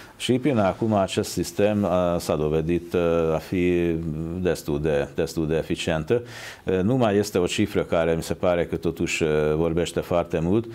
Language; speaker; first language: Romanian; non-native, fluent; Hungarian